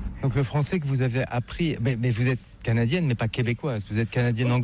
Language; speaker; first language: French; native; French